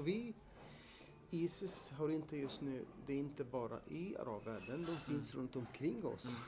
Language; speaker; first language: Swedish; non-native, fluent; Arabic